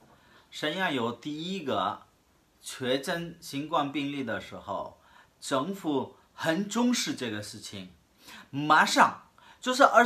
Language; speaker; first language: Chinese; non-native, fluent; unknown